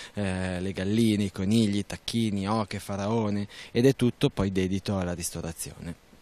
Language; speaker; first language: Italian; native; Italian